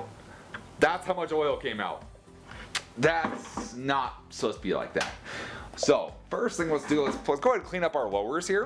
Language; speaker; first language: English; native; English